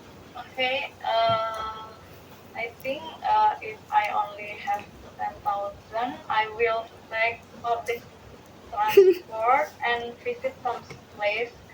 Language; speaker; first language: English; non-native, learner; Indonesian